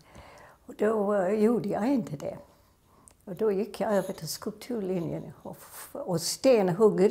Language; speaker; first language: Swedish; non-native, fluent; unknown